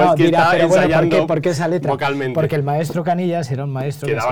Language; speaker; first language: Spanish; native; Spanish